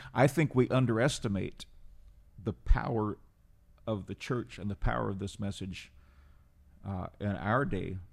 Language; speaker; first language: English; non-native, fluent; Spanish